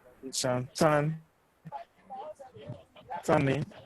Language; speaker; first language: Chinese; non-native, learner; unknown